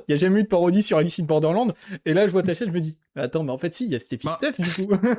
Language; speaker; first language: French; native; French